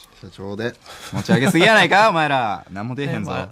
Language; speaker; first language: Japanese; native; Japanese